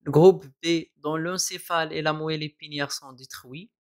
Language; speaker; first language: French; non-native, local second language; Arabic